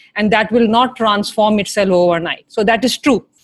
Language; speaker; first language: English; non-native, local second language; Hindi